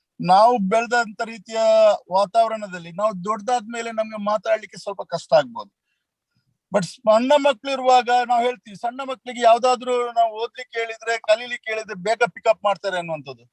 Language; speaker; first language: Kannada; native; Kannada